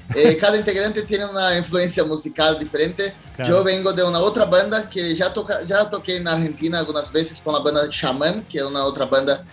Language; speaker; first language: Spanish; non-native, learner; Portuguese